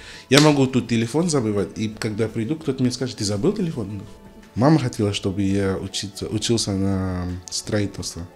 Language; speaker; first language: Russian; non-native, learner; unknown